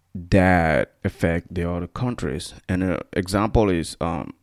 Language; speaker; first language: English; non-native, fluent; Spanish